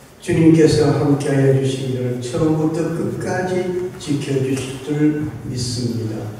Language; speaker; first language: Korean; native; Korean